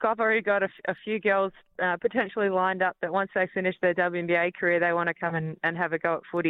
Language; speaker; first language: English; native; English